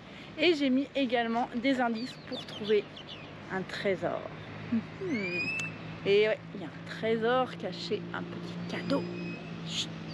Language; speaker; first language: French; native; French